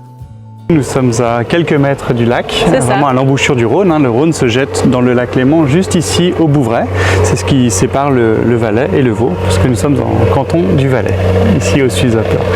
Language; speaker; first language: French; native; French